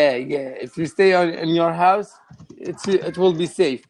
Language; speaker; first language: English; non-native, learner; Arabic